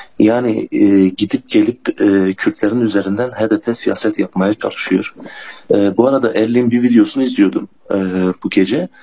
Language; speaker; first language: Turkish; non-native, local second language; Kurdish